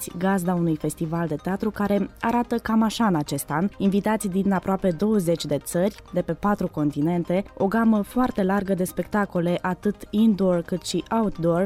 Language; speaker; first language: Romanian; native; Romanian